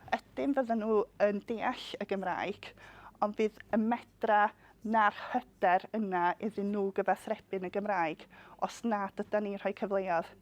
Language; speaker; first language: Welsh; non-native, local second language; English